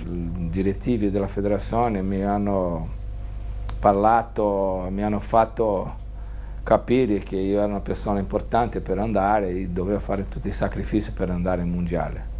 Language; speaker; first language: Italian; non-native, fluent; Portuguese